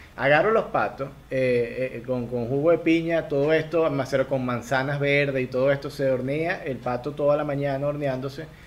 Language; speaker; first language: Spanish; native; Spanish